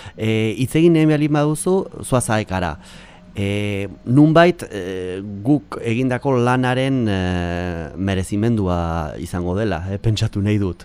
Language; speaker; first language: Basque; native; Basque